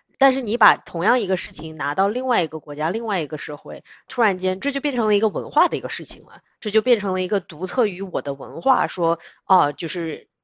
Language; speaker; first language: Chinese; native; Chinese